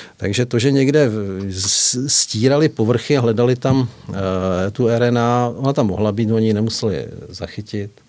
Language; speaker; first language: Czech; native; Czech